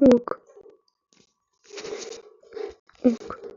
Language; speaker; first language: Russian; native; Russian